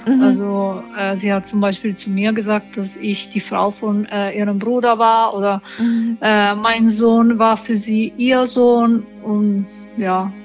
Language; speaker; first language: German; non-native, learner; Italian